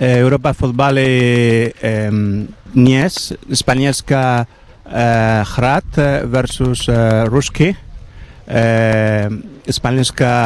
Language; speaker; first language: Slovak; non-native, learner; Spanish